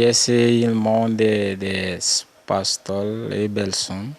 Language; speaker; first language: Portuguese; non-native, learner; Haitian Creole